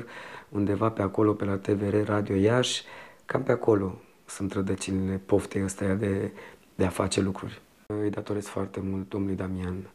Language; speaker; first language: Romanian; native; Romanian